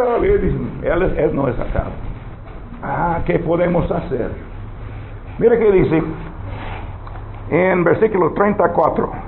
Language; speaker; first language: Spanish; non-native, learner; English